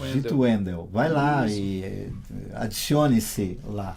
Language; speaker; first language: Portuguese; native; Portuguese